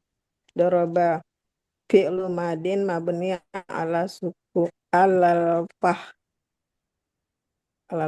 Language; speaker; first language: Arabic; non-native, learner; Indonesian